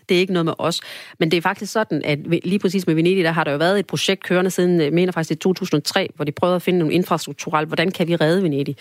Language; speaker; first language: Danish; early bilingual, other home language; Tamil